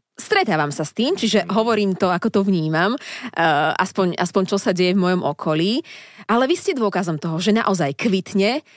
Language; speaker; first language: Slovak; native; Slovak